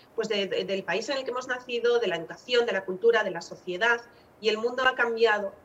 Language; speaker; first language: Spanish; native; Spanish